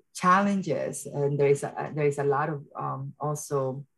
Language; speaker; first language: English; early bilingual, other home language; Spanish